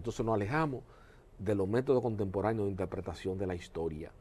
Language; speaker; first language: Spanish; native; Spanish